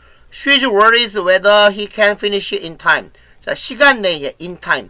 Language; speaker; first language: English; non-native, fluent; Korean